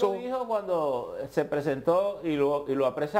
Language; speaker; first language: Spanish; native; Spanish